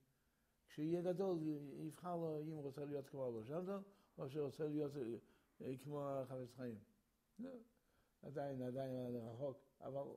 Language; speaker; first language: Hebrew; early bilingual, other home language; Yiddish